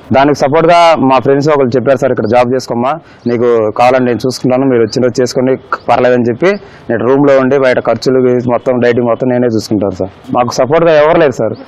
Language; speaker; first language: Telugu; native; Telugu